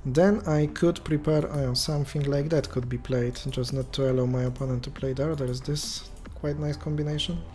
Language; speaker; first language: English; non-native, fluent; Polish